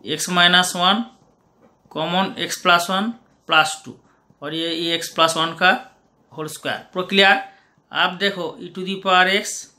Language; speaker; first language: Hindi; non-native, local second language; Bangla